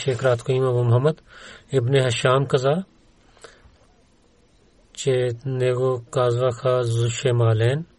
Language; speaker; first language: Bulgarian; non-native, learner; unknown